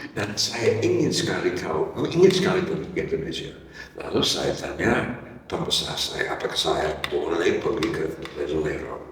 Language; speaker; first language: Indonesian; non-native, fluent; English